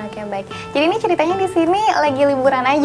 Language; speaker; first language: Indonesian; native; Indonesian